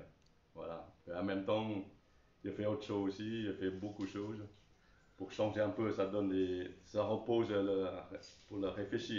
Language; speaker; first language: French; non-native, learner; Chinese